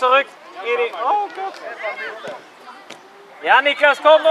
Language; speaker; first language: German; native; German